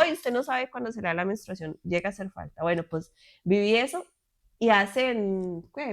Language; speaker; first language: Spanish; native; Spanish